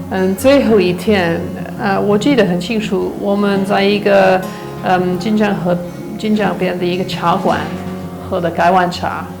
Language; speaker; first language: Chinese; non-native, fluent; English